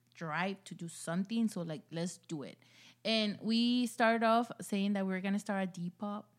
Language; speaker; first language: English; early bilingual, other home language; Spanish